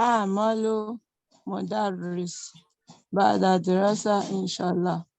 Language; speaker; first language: Arabic; non-native, learner; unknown